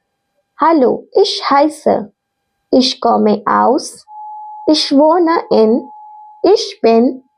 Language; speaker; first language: German; non-native, fluent; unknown